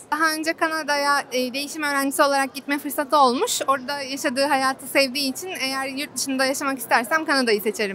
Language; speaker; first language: Turkish; native; Turkish